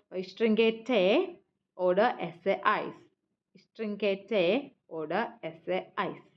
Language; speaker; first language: German; non-native, learner; Malayalam